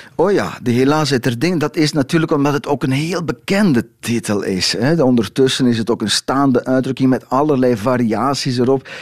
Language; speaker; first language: Dutch; native; Dutch